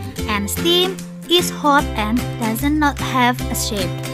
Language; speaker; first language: English; non-native, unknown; Indonesian